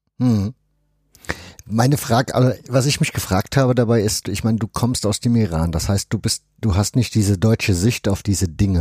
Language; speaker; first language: German; native; German